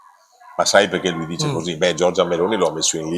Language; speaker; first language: Italian; native; Italian